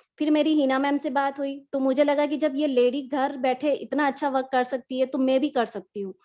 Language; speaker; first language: Hindi; native; Hindi